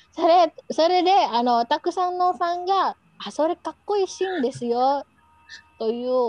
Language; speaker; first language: Japanese; non-native, learner; Indonesian